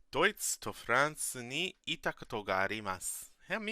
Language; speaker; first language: Japanese; non-native, learner; English